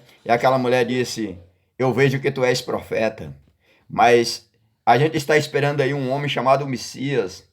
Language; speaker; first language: Portuguese; native; Portuguese